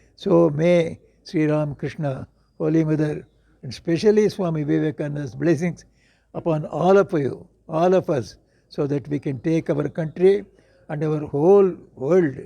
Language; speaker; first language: English; non-native, local second language; Kannada